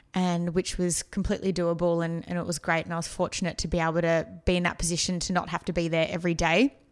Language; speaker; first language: English; native; English